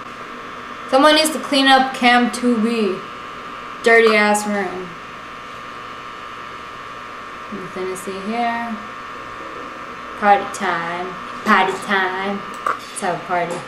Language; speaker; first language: English; native; English